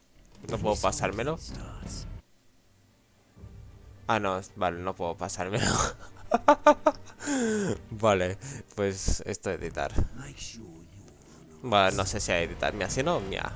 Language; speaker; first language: Spanish; native; Spanish